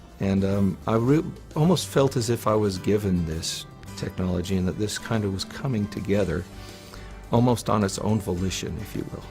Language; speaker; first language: English; native; English